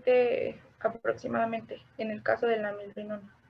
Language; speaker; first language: Spanish; native; Spanish